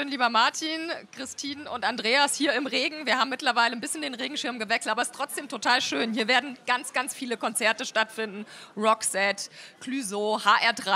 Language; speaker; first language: German; native; German